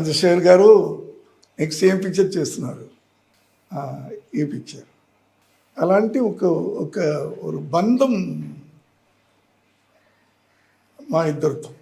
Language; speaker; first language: Telugu; non-native, learner; Tamil